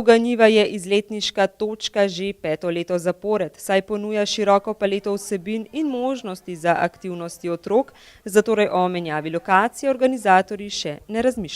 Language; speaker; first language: Slovenian; native; Slovenian